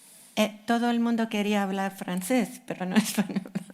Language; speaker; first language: Spanish; non-native, fluent; English